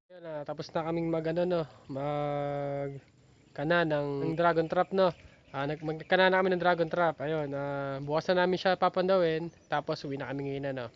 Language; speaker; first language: Filipino; native; Filipino